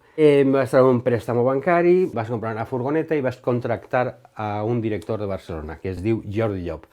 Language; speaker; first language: Catalan; native; Catalan